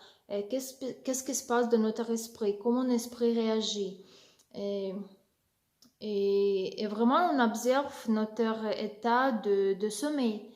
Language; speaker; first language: French; non-native, learner; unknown